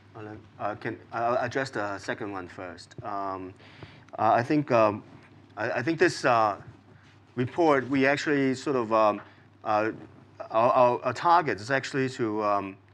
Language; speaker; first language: English; non-native, local second language; Cantonese